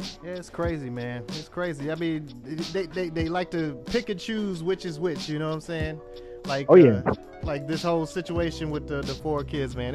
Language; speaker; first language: English; native; English